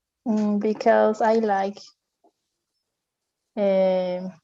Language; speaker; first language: English; non-native, learner; Spanish